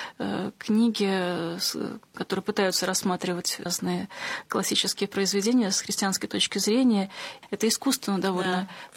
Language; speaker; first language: Russian; native; Russian